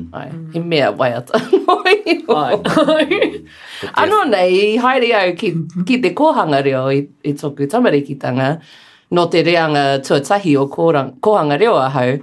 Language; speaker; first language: Māori; non-native, learner; English